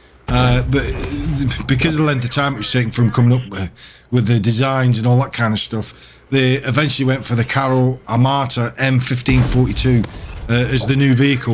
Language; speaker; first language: English; native; English